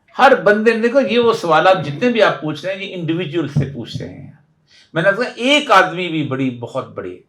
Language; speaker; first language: Urdu; non-native, local second language; Punjabi